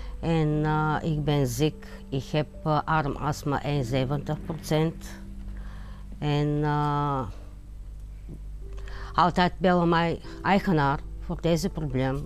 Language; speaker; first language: Dutch; non-native, learner; Bulgarian